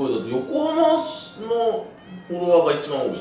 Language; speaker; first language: Japanese; native; Japanese